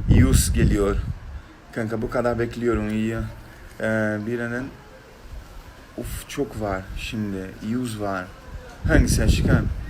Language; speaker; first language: Turkish; non-native, learner; Portuguese